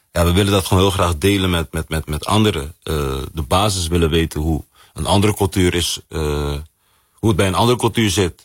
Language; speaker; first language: Dutch; early bilingual, other home language; Papiamento